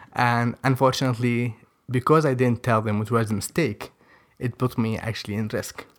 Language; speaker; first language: English; non-native, fluent; Arabic